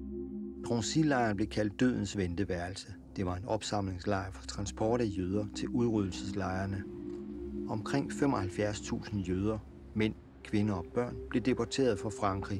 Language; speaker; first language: Danish; native; Danish